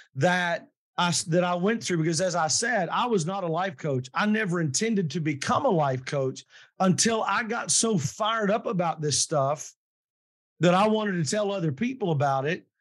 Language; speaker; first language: English; native; English